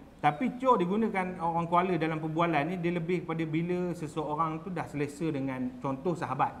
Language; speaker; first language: Malay; native; Malay